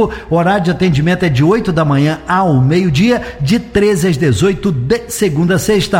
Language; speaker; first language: Portuguese; native; Portuguese